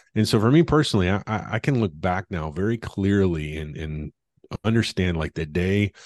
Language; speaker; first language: English; native; English